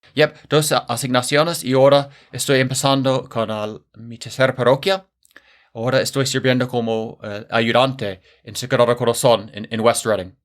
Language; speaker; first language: Spanish; non-native, fluent; English